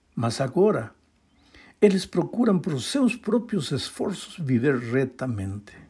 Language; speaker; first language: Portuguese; non-native, fluent; Spanish